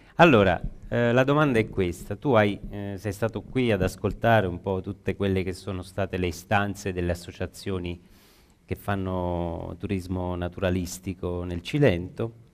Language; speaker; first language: Italian; native; Italian